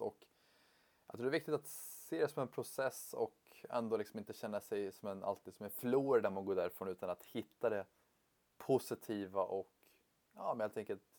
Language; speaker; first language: Swedish; native; Swedish